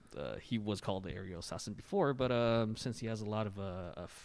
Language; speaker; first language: English; non-native, fluent; Japanese